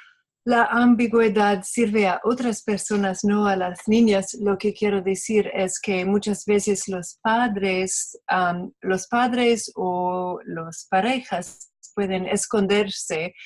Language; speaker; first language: Spanish; non-native, fluent; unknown